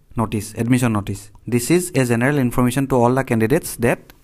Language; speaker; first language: English; non-native, local second language; Assamese